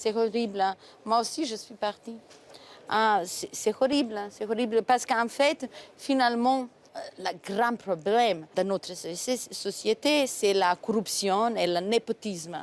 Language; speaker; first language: French; non-native, fluent; Macedonian